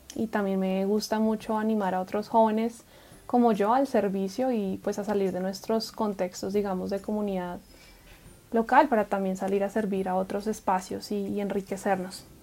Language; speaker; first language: Spanish; native; Spanish